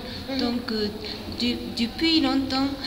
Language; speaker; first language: French; non-native, fluent; Japanese